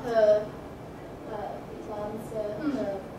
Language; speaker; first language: Chinese; non-native, learner; English